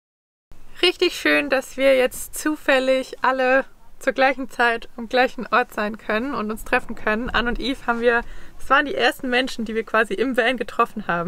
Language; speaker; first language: German; native; German